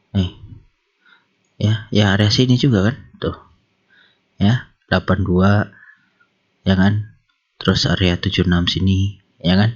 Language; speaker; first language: Indonesian; native; Indonesian